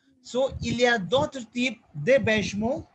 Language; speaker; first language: French; non-native, fluent; Hindi